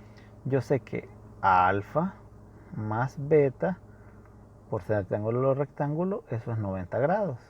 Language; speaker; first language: Spanish; native; Spanish